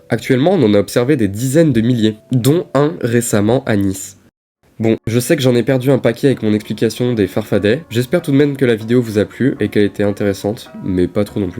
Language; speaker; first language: French; native; French